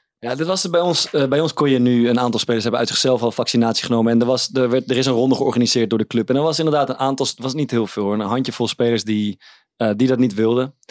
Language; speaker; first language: Dutch; native; Dutch